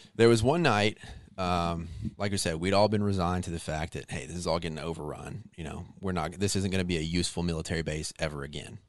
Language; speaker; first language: English; native; English